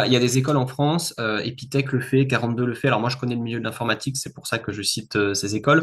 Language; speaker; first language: French; native; French